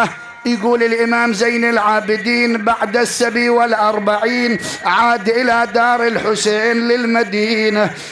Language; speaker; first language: Arabic; native; Arabic